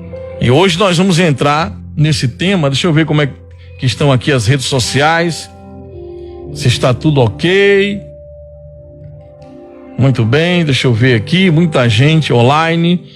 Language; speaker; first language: Portuguese; native; Portuguese